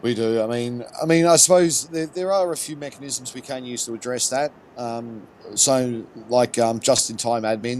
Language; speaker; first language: English; native; English